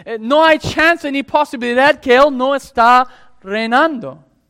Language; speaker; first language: Spanish; non-native, fluent; English